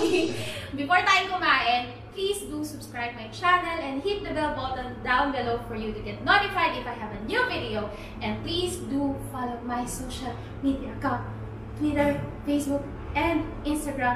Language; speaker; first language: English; non-native, local second language; Filipino